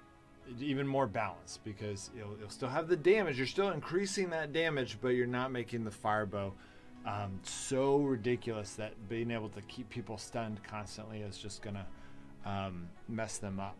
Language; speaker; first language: English; native; English